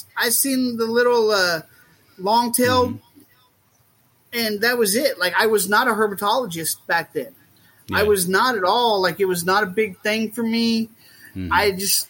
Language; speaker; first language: English; native; English